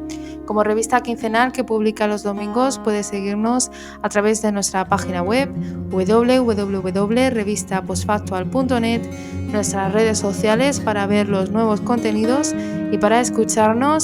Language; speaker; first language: Spanish; native; Spanish